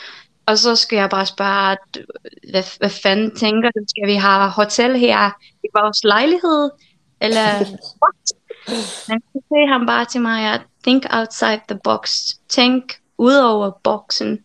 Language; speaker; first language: Danish; non-native, fluent; Finnish